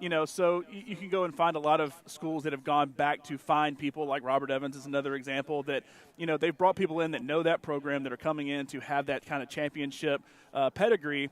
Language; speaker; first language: English; native; English